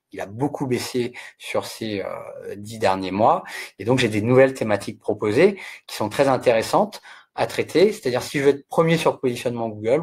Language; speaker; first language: French; native; French